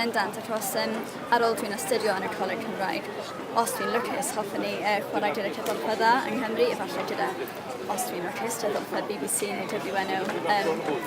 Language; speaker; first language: Welsh; non-native, local second language; English